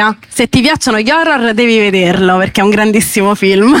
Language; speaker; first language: Italian; native; Italian